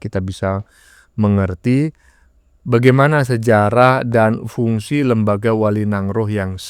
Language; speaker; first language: Indonesian; native; Indonesian